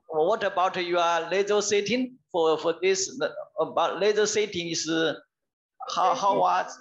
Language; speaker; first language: English; non-native, learner; Chinese